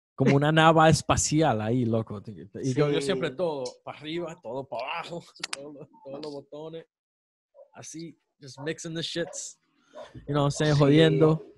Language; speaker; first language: Spanish; early bilingual, heritage; Spanish